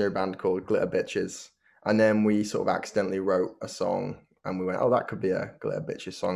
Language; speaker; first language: English; native; English